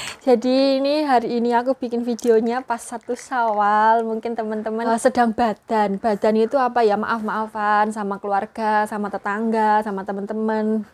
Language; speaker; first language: Indonesian; non-native, local second language; Javanese